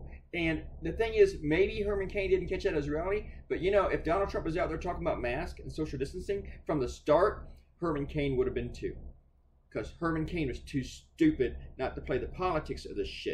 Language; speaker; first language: English; native; English